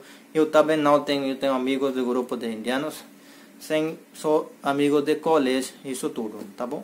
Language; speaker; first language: Portuguese; non-native, learner; Hindi